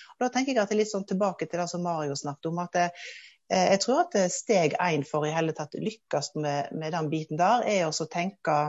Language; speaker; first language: Norwegian; native; Norwegian